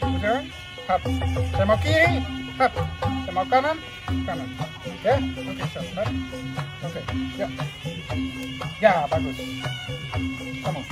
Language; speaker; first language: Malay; non-native, learner; Dutch